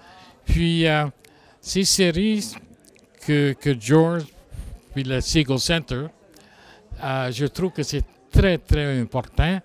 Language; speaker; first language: French; non-native, local second language; English